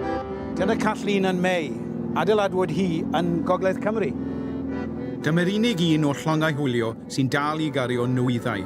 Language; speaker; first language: Welsh; native; Welsh